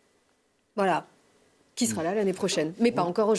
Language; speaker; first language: French; native; French